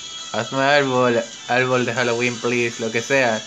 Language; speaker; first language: Spanish; native; Spanish